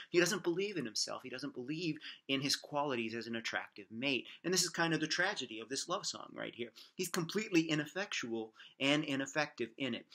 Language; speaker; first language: English; native; English